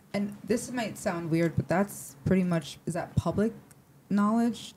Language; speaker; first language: English; native; English